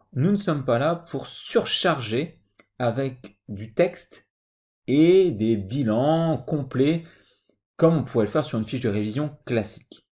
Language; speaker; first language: French; native; French